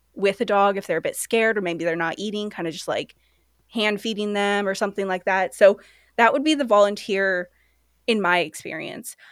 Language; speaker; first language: English; native; English